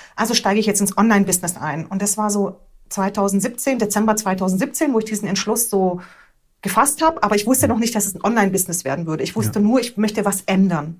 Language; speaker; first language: German; early bilingual, other home language; Hungarian